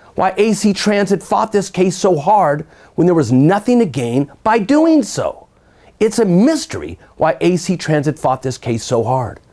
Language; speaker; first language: English; native; English